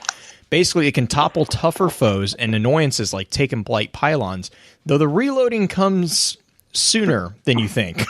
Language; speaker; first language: English; native; English